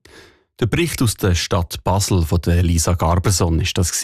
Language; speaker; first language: German; native; German